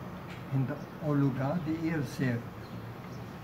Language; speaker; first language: Portuguese; non-native, fluent; German